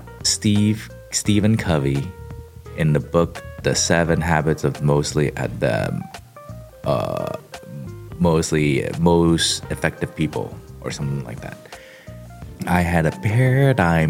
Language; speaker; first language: English; non-native, local second language; Cantonese